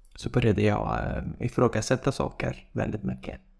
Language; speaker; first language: Swedish; non-native, fluent; Kurdish